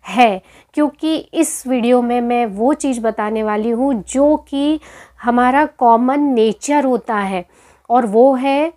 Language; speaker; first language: Hindi; native; Hindi